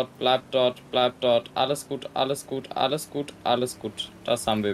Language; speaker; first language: German; native; German